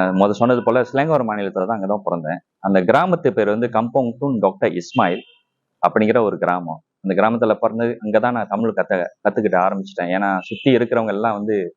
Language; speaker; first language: Tamil; non-native, local second language; Chinese